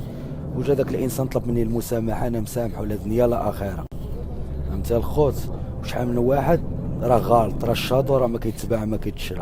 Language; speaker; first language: Arabic; native; Arabic